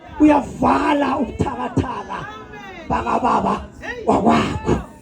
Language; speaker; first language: Zulu; non-native, local second language; South Ndebele